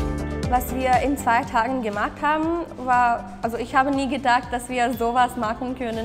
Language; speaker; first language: German; non-native, fluent; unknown